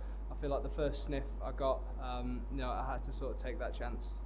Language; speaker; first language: English; native; English